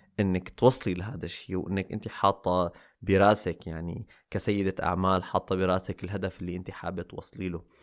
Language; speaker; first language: Arabic; native; Arabic